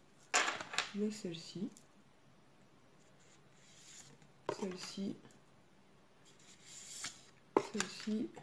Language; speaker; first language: French; native; French